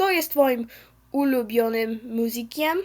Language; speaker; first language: Polish; non-native, learner; English